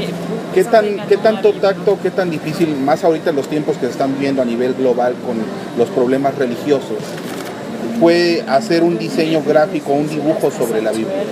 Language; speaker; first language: Spanish; native; Spanish